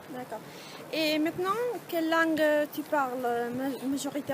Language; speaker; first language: French; non-native, fluent; Italian